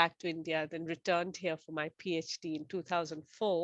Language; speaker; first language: English; non-native, local second language; Bangla